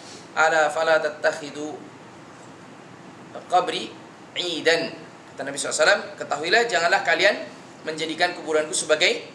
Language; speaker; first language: Indonesian; native; Indonesian